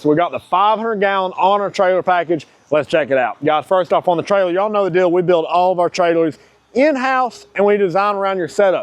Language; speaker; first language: English; native; English